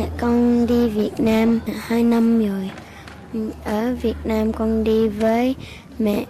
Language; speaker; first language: Vietnamese; early bilingual, heritage; Vietnamese